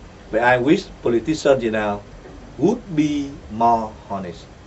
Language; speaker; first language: English; non-native, fluent; Vietnamese